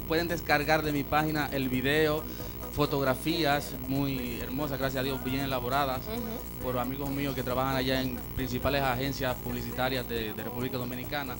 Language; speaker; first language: Spanish; native; Spanish